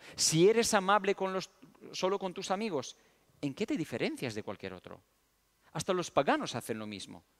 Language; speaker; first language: Spanish; early bilingual, other home language; Romanian